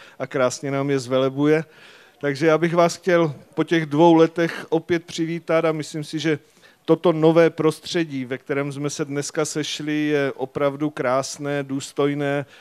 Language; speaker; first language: Czech; native; Czech